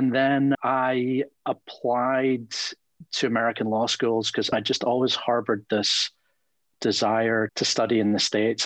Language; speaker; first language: English; native; English